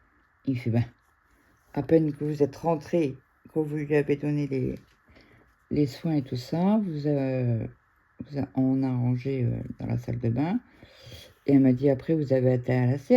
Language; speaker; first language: French; native; French